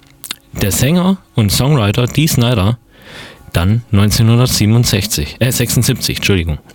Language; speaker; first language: German; native; German